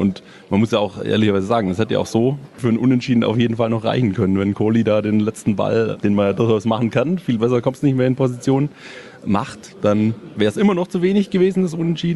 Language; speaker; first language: German; native; German